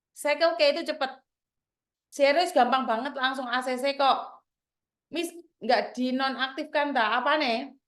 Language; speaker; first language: Indonesian; non-native, local second language; Javanese